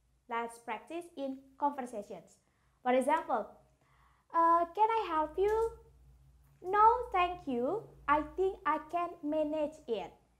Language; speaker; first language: English; non-native, fluent; Indonesian